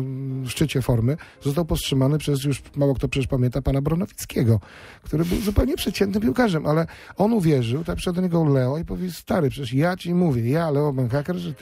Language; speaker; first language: Polish; native; Polish